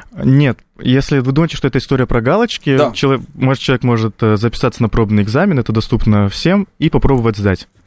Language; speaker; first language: Russian; native; Russian